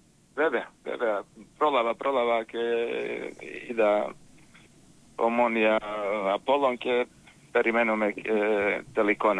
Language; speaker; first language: Greek; non-native, fluent; Serbian